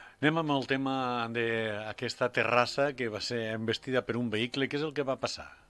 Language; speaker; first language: Catalan; native; Catalan